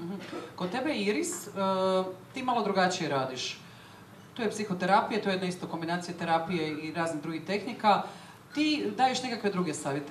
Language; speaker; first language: Croatian; native; Croatian